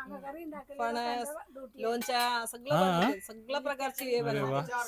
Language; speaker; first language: Marathi; non-native, learner; Malayalam